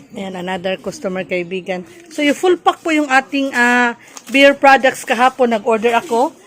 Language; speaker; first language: Filipino; non-native, local second language; Cebuano